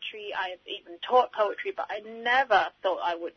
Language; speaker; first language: English; native; English